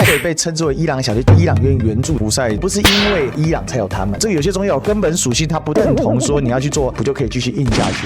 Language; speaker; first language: Chinese; native; Chinese